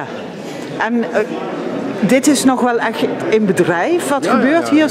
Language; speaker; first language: Dutch; native; Dutch